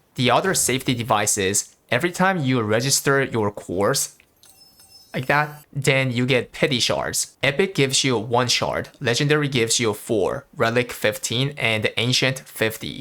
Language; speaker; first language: English; non-native, fluent; Korean